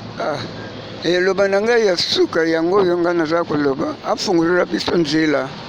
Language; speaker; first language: Lingala; non-native, local second language; Kongo